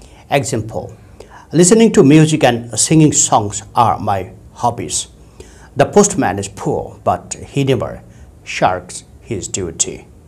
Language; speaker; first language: English; non-native, local second language; Bangla